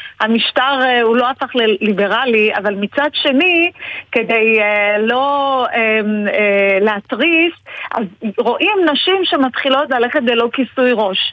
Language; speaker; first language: Hebrew; early bilingual, other home language; Persian